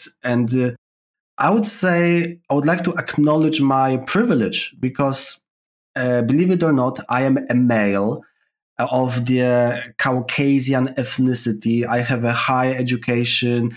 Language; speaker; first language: English; non-native, fluent; Polish